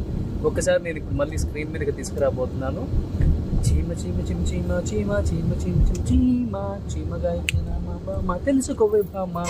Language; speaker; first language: Telugu; native; Telugu